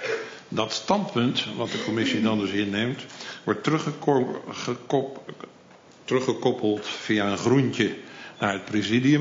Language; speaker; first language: Dutch; native; Dutch